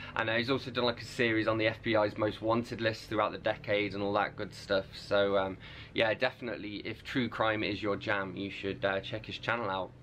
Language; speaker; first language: English; native; English